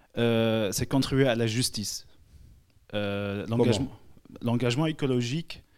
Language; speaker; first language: French; non-native, fluent; Arabic